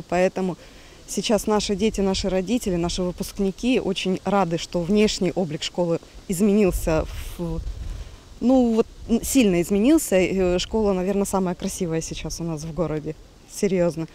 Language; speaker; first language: Russian; native; Russian